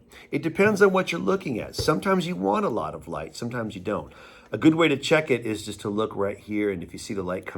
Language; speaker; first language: English; native; English